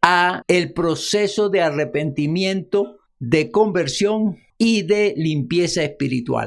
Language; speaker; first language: Spanish; native; Spanish